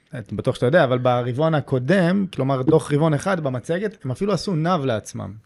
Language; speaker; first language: Hebrew; native; Hebrew